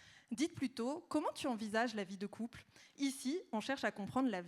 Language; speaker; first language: French; native; French